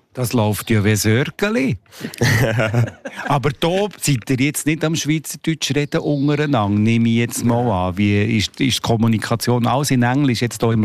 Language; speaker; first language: German; native; German